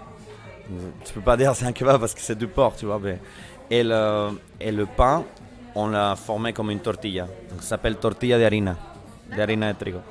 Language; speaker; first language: French; non-native, fluent; Spanish